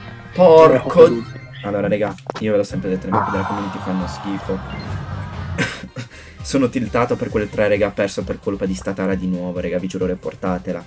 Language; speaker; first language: Italian; native; Italian